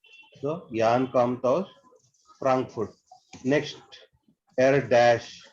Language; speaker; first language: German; non-native, learner; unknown